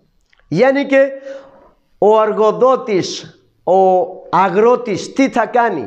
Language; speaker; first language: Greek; non-native, learner; Urdu